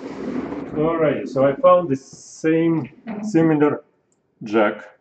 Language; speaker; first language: English; non-native, fluent; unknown